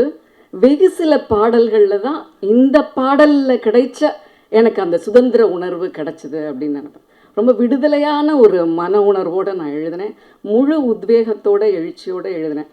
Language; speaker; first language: Tamil; native; Tamil